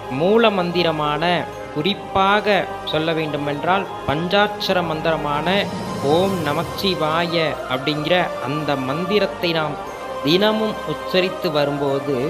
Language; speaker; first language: Tamil; native; Tamil